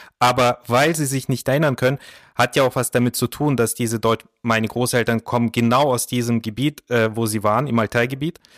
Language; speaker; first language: German; early bilingual, other home language; Russian